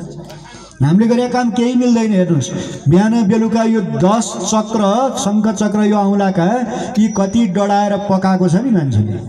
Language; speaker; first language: Nepali; native; Nepali